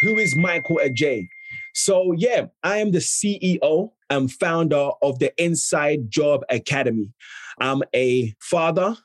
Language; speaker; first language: English; native; English